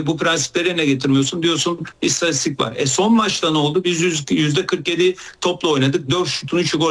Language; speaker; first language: Turkish; native; Turkish